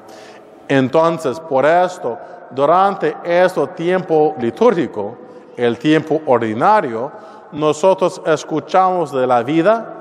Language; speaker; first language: Spanish; non-native, learner; English